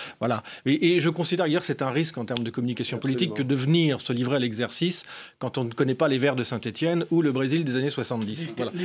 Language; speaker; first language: French; native; French